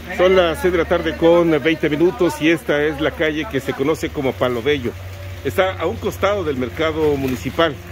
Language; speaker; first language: Spanish; native; Spanish